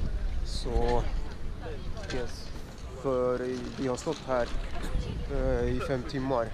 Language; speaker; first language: Swedish; early bilingual, other home language; Russian